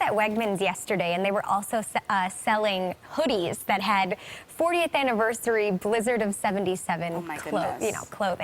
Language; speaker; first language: English; native; English